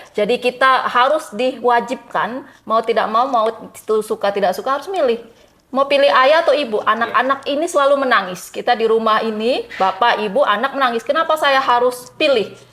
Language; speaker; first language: Indonesian; native; Indonesian